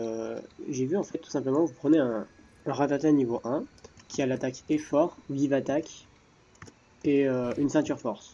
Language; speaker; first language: French; native; French